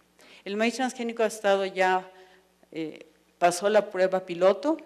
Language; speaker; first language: Spanish; native; Spanish